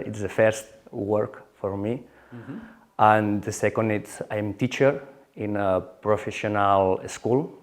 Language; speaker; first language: English; non-native, learner; Spanish